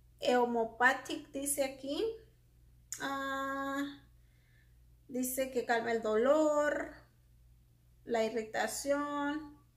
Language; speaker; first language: Spanish; native; Spanish